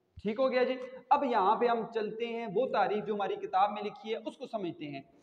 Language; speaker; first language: Urdu; non-native, local second language; Punjabi